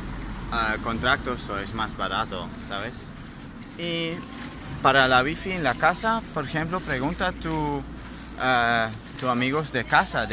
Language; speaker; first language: Spanish; non-native, learner; German